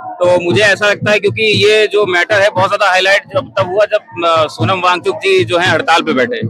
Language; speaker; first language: Hindi; native; Hindi